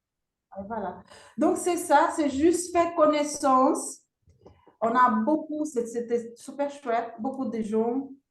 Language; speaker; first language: French; non-native, fluent; Portuguese